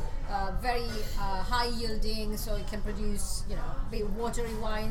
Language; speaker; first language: English; non-native, fluent; Italian